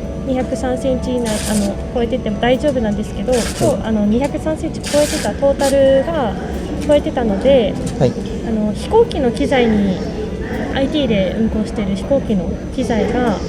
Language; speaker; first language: Japanese; native; Japanese